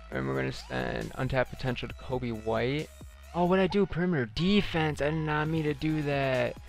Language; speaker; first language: English; native; English